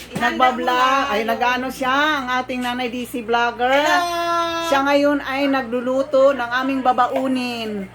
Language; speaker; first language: Filipino; native; Filipino